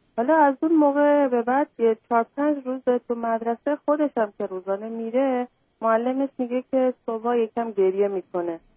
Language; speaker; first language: Persian; non-native, local second language; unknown